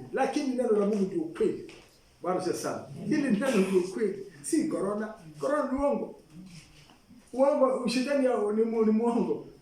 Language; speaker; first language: Swahili; non-native, local second language; Masai